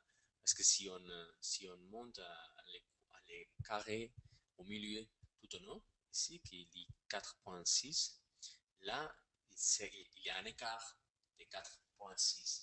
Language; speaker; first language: French; non-native, fluent; Spanish